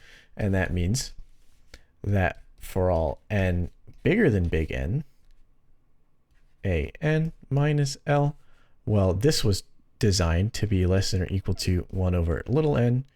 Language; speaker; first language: English; native; English